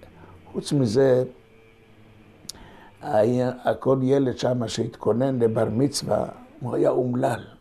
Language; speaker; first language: Hebrew; non-native, local second language; Ladino